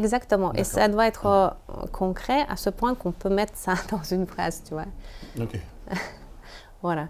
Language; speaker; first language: French; non-native, fluent; Russian